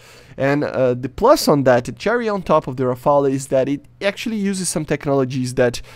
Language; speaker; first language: English; non-native, fluent; Portuguese